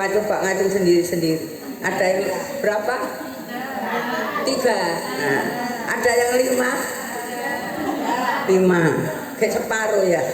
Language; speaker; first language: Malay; non-native, local second language; Javanese